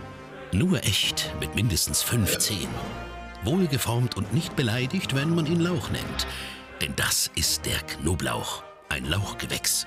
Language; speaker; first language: German; native; German